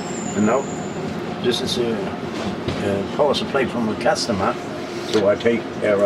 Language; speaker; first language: English; non-native, learner; German